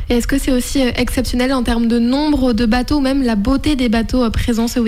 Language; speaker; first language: French; native; French